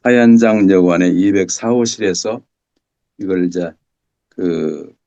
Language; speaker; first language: Korean; native; Korean